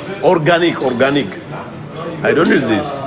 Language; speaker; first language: English; non-native, learner; Amharic